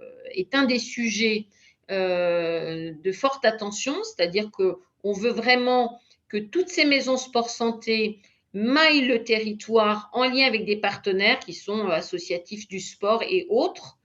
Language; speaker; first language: French; native; French